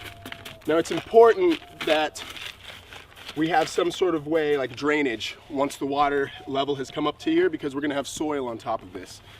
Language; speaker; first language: English; native; English